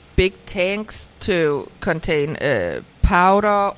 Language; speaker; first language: English; non-native, fluent; Danish